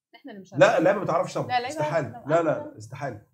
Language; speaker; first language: Arabic; native; Arabic